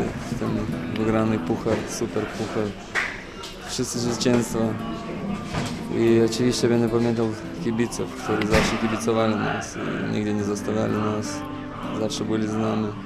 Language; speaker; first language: Polish; non-native, fluent; Lithuanian